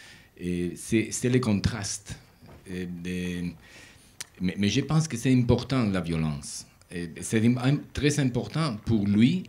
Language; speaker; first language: French; non-native, learner; Spanish